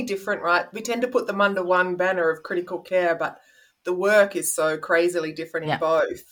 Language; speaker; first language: English; native; English